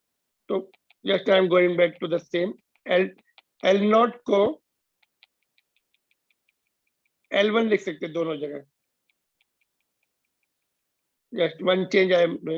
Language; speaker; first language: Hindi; non-native, local second language; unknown